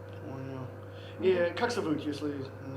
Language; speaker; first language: Russian; non-native, learner; English